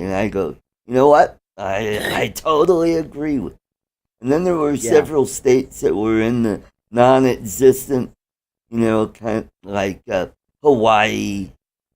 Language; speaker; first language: English; native; English